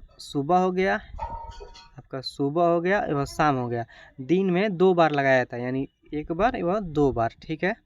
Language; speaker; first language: Hindi; native; Hindi